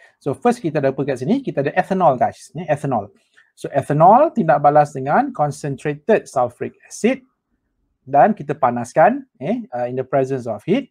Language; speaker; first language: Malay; native; Malay